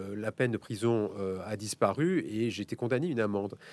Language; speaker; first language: French; native; French